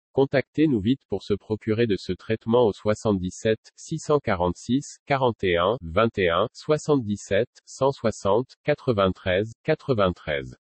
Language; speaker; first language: French; non-native, local second language; Wolof